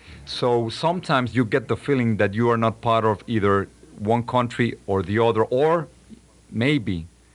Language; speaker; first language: English; non-native, fluent; Spanish